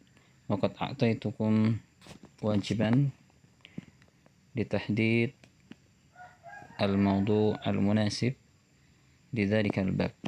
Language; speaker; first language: Arabic; non-native, fluent; Indonesian